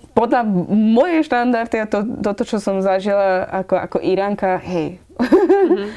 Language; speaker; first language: Slovak; non-native, fluent; Persian